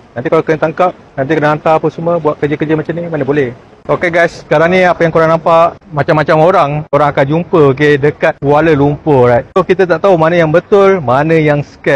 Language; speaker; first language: Malay; native; Malay